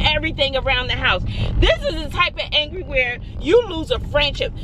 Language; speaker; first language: English; native; English